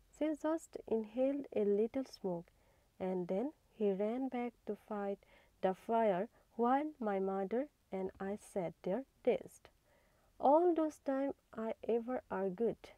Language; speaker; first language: English; non-native, local second language; Assamese